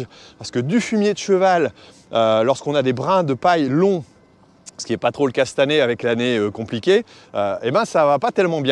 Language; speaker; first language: French; native; French